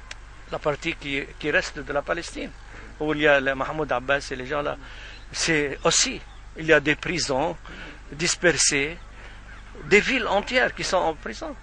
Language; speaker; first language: French; non-native, fluent; Arabic